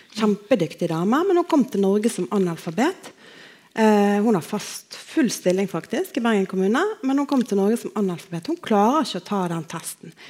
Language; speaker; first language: Norwegian; native; Norwegian